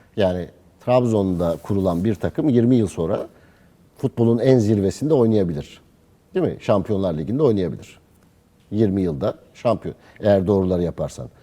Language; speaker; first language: Turkish; native; Turkish